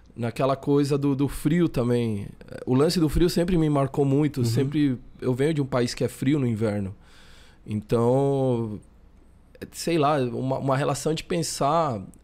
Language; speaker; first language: Portuguese; early bilingual, other home language; Spanish